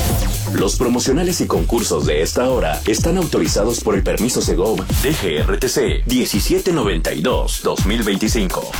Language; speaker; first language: Spanish; native; Spanish